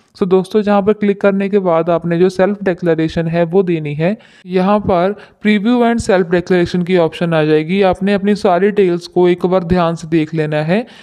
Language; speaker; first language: Hindi; non-native, local second language; Punjabi